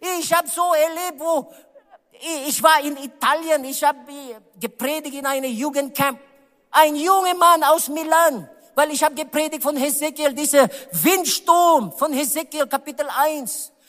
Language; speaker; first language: German; non-native, learner; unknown